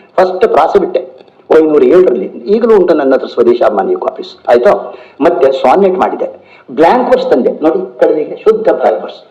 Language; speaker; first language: Kannada; non-native, local second language; Konkani